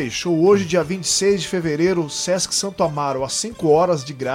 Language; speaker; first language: Portuguese; native; Portuguese